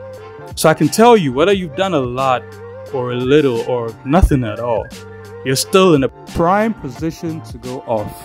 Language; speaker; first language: English; native; English